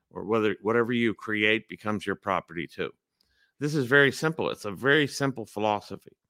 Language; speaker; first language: English; native; English